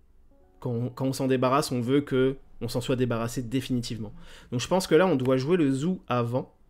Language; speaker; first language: French; native; French